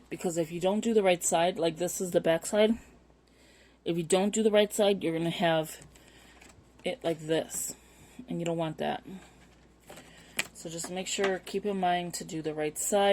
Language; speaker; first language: English; native; English